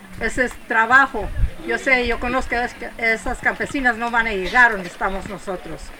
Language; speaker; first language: Spanish; early bilingual, heritage; Spanish